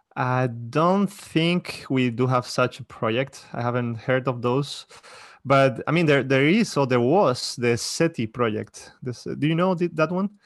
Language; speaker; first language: English; non-native, fluent; Spanish